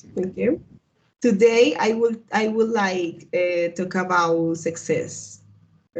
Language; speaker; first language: English; non-native, learner; Spanish